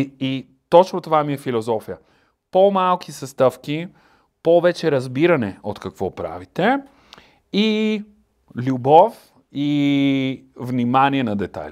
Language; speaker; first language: Bulgarian; non-native, learner; Italian